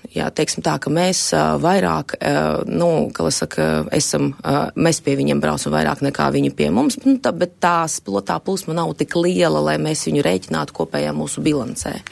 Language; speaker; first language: Latvian; non-native, local second language; Russian